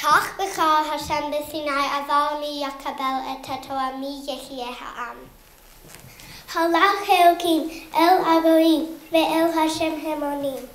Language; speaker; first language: Hebrew; non-native, learner; English